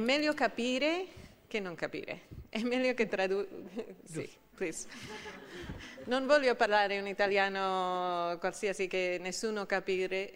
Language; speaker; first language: Italian; non-native, learner; English